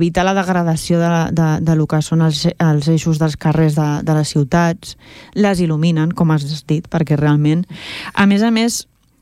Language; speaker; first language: Catalan; native; Catalan